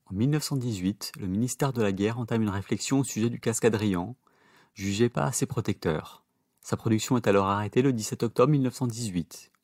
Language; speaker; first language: French; native; French